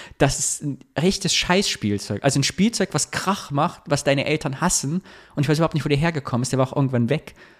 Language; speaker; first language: German; native; German